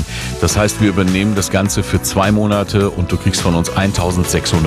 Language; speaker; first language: German; native; German